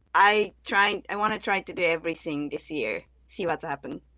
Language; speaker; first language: English; non-native, learner; Japanese